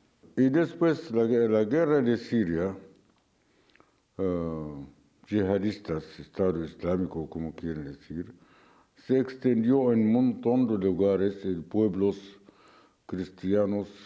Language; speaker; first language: Spanish; non-native, fluent; Arabic